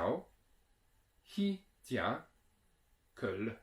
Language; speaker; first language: Chinese; non-native, learner; French